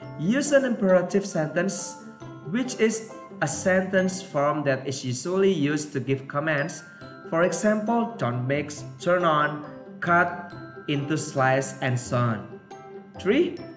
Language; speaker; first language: English; non-native, fluent; Indonesian